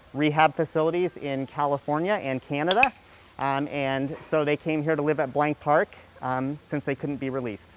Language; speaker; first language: English; native; English